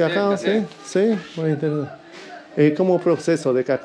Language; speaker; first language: Spanish; non-native, learner; English